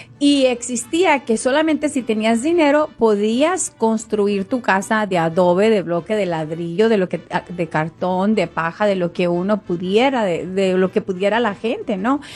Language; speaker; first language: Spanish; native; Spanish